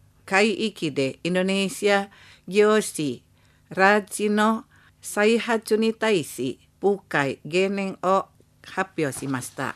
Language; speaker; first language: Japanese; non-native, fluent; Indonesian